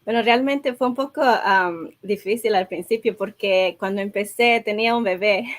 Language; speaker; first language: Spanish; early bilingual, heritage; Spanish